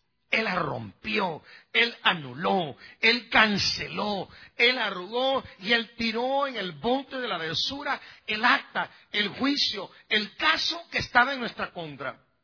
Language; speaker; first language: Spanish; native; Spanish